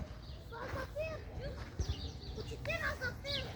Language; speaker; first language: Arabic; native; Arabic